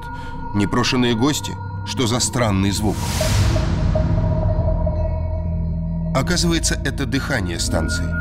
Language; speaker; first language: Russian; native; Russian